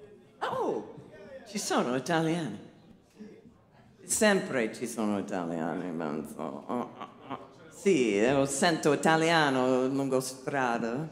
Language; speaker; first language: Italian; non-native, learner; English